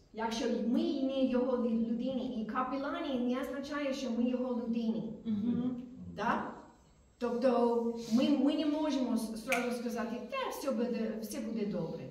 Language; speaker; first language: Ukrainian; non-native, learner; English